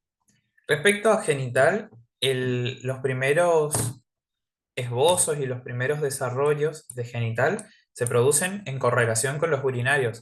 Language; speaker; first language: Spanish; native; Spanish